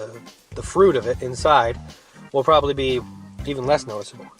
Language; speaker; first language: English; native; English